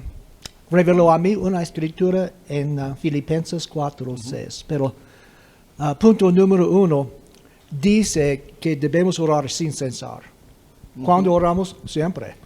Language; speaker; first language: Spanish; non-native, fluent; English